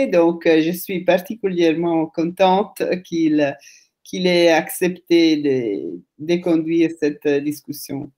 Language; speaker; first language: French; non-native, fluent; Italian